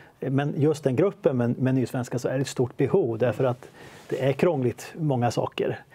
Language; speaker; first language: Swedish; native; Swedish